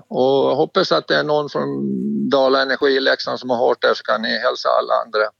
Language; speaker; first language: Swedish; native; Swedish